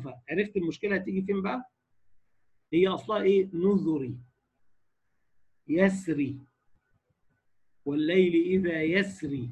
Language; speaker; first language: Arabic; native; Arabic